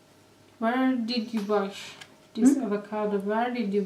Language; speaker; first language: English; non-native, learner; Turkish